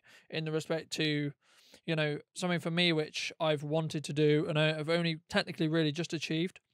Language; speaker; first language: English; native; English